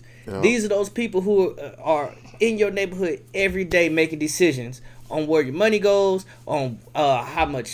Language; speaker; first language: English; native; English